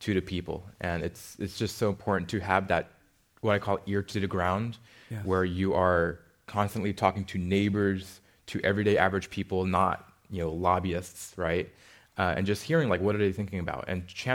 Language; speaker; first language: English; native; English